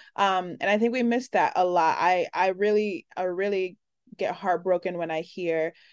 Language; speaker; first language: English; early bilingual, other home language; Spanish